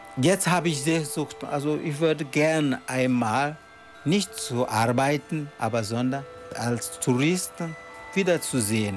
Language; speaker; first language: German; non-native, fluent; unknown